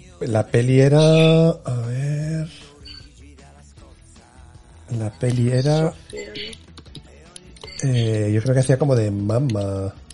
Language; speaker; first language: Spanish; native; Spanish